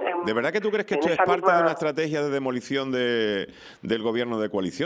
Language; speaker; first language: Spanish; native; Spanish